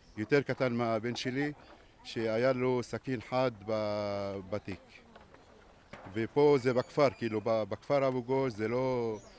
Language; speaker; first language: Hebrew; non-native, local second language; Arabic